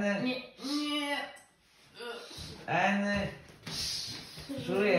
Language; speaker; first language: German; non-native, learner; Russian